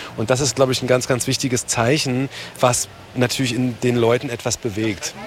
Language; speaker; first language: German; native; German